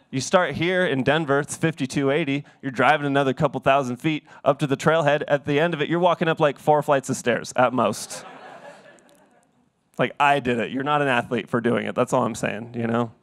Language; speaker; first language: English; native; English